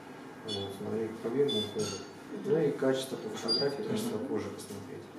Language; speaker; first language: Russian; native; Russian